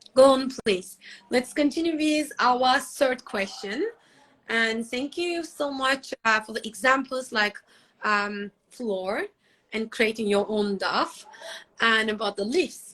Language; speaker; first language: English; non-native, fluent; Azerbaijani